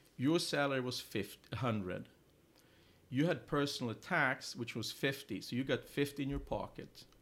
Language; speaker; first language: English; non-native, fluent; Swedish